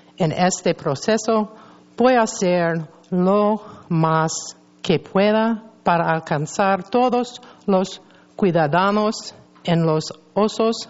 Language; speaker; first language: Spanish; non-native, learner; English